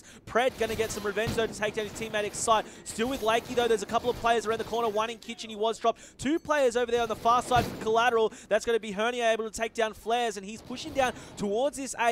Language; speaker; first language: English; native; English